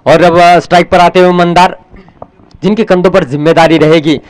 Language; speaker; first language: Hindi; non-native, local second language; Marathi